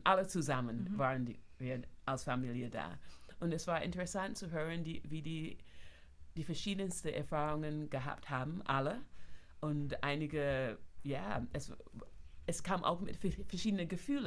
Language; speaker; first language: German; non-native, fluent; English